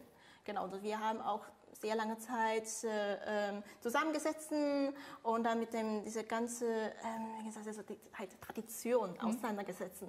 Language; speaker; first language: German; non-native, fluent; Chinese